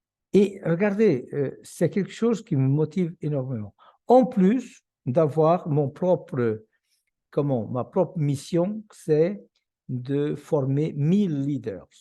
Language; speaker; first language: French; non-native, fluent; Portuguese